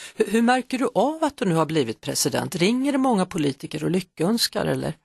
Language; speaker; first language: Swedish; native; Swedish